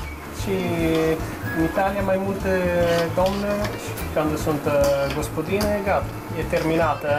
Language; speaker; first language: Romanian; non-native, learner; Italian